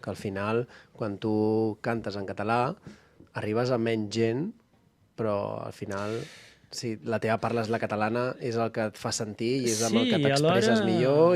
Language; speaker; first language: Catalan; native; Catalan